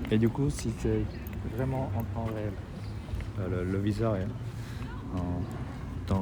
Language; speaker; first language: French; non-native, learner; Japanese